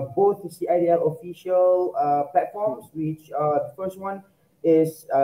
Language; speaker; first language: English; non-native, local second language; Malay